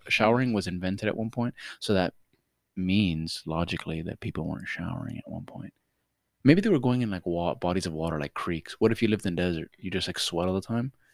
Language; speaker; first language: English; native; English